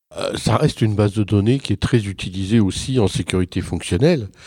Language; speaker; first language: French; native; French